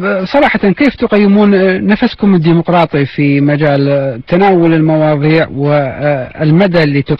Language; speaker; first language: Arabic; native; Arabic